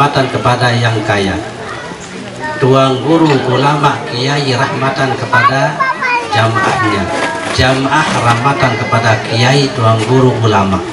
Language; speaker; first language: Indonesian; non-native, local second language; Sasak